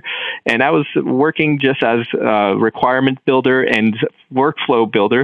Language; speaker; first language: English; native; English